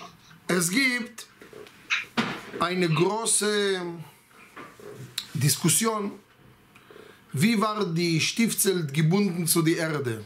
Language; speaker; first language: German; non-native, fluent; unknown